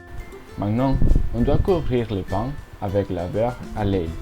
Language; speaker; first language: French; non-native, learner; Spanish